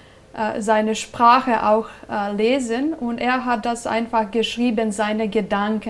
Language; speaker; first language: German; non-native, fluent; Serbian